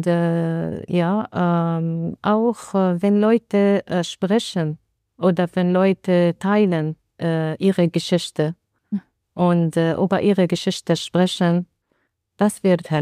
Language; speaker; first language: German; non-native, learner; Arabic